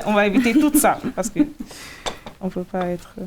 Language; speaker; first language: French; non-native, learner; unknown